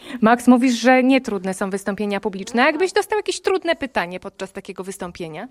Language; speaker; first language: Polish; native; Polish